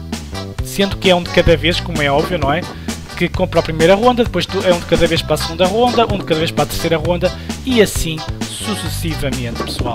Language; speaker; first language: Portuguese; native; Portuguese